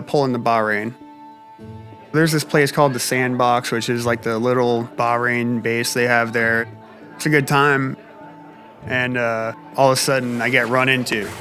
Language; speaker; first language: English; native; English